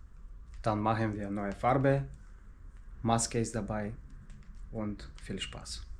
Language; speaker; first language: German; non-native, learner; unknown